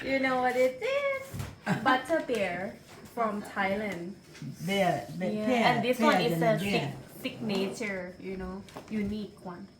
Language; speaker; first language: English; non-native, learner; Thai